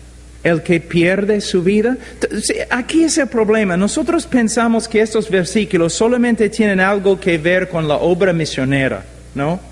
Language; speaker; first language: Spanish; non-native, fluent; English